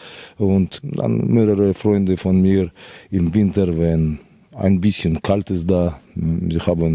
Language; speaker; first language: German; non-native, fluent; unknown